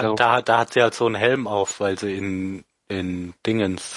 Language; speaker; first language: German; native; German